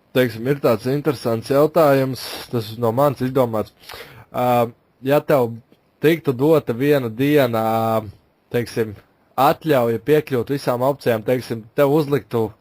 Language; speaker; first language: Latvian; native; Latvian